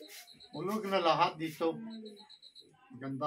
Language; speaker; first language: Filipino; non-native, learner; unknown